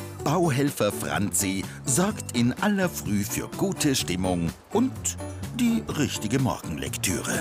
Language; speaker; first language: German; native; German